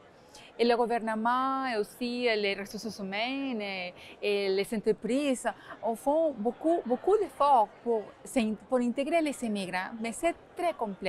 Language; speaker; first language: French; non-native, fluent; Spanish